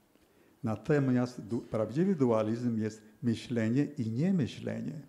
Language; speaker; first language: Polish; early bilingual, heritage; Polish